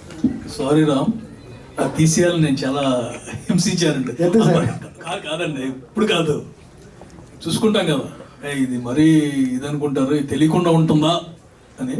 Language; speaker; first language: Telugu; native; Telugu